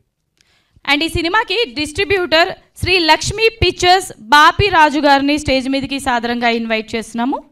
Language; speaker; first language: Telugu; native; Telugu